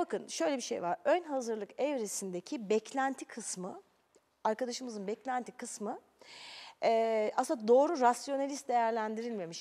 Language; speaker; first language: Turkish; native; Turkish